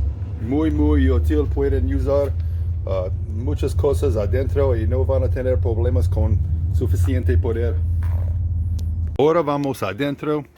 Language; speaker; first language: Spanish; non-native, fluent; English